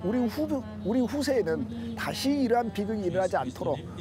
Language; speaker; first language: Korean; native; Korean